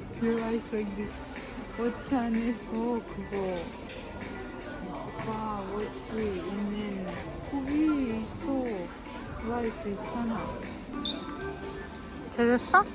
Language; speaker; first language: Korean; non-native, learner; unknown